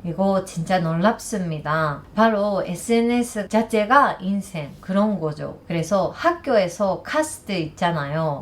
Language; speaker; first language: Korean; non-native, learner; Japanese